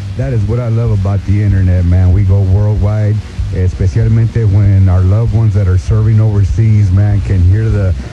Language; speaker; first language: English; early bilingual, other home language; Spanish